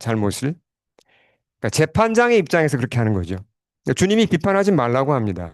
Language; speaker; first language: Korean; native; Korean